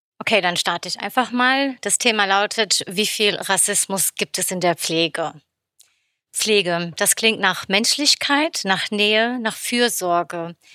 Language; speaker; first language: German; early bilingual, other home language; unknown